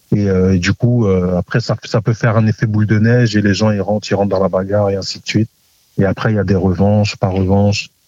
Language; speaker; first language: French; native; French